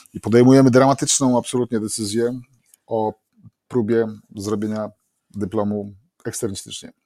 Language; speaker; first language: Polish; native; Polish